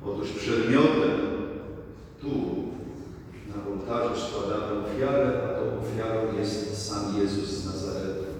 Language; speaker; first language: Polish; native; Polish